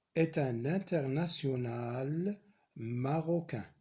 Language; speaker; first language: French; non-native, local second language; Arabic